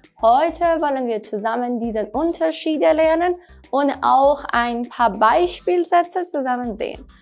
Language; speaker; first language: German; non-native, fluent; Persian